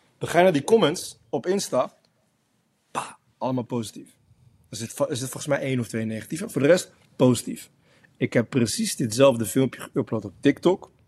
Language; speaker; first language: Dutch; early bilingual, other home language; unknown